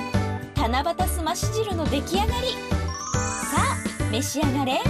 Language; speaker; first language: Japanese; native; Japanese